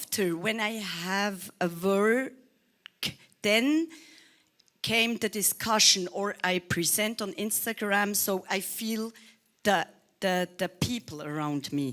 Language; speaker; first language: English; non-native, learner; Swiss German